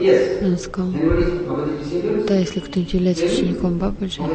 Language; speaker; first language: Russian; non-native, learner; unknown